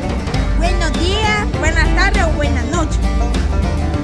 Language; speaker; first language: Spanish; native; Spanish